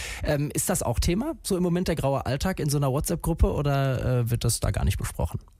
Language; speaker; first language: German; native; German